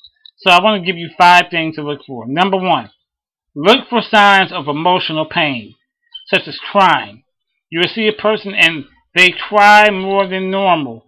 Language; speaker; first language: English; native; English